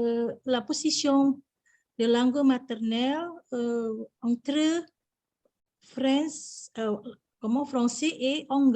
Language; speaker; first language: French; non-native, fluent; Indonesian